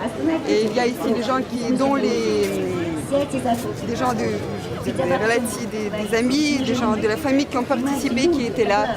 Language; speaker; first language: French; non-native, fluent; Russian